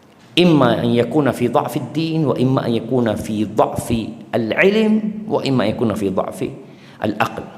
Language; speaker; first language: Arabic; non-native, fluent; Indonesian